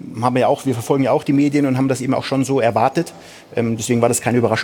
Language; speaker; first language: German; native; German